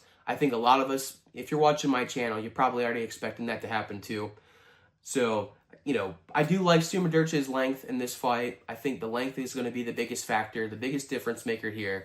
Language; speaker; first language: English; native; English